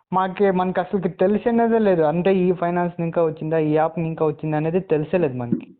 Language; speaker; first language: Telugu; non-native, local second language; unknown